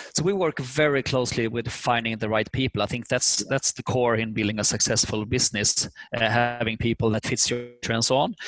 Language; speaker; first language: English; non-native, fluent; Swedish